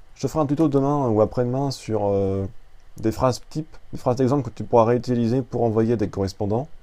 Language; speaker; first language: French; native; French